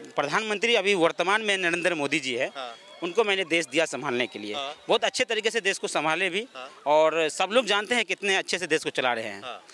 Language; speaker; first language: Hindi; native; Hindi